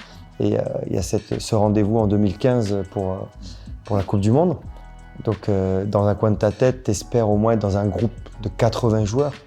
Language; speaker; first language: French; native; French